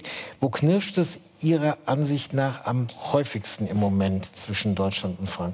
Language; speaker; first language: German; native; German